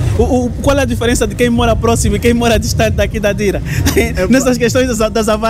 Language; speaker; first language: Portuguese; native; Portuguese